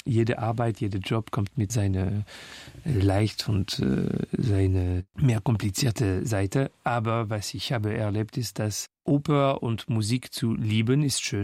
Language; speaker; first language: German; non-native, fluent; French